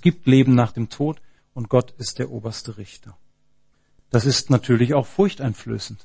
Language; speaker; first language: German; native; German